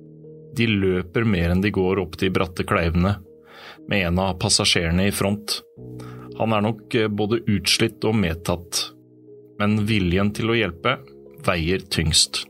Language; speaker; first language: Norwegian; native; Norwegian